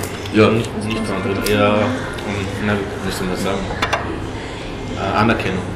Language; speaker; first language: German; native; German